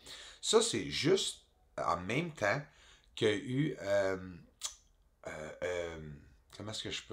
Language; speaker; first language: French; native; French